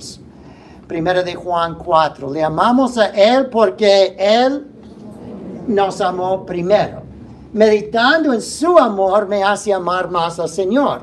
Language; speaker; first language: Spanish; non-native, fluent; English